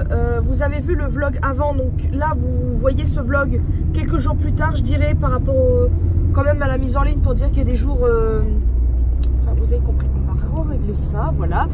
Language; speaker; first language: French; native; French